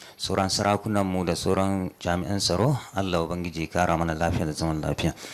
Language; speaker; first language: Hausa; non-native, local second language; Fula